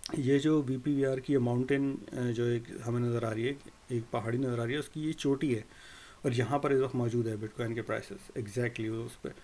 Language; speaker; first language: Urdu; native; Urdu